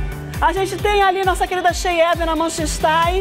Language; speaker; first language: Portuguese; native; Portuguese